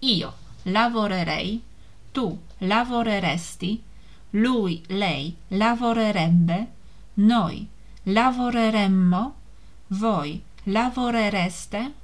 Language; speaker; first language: Italian; non-native, fluent; Polish